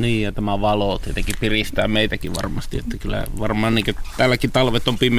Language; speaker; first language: Finnish; native; Finnish